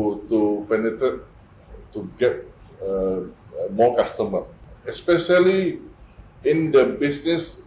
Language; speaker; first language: English; non-native, fluent; Indonesian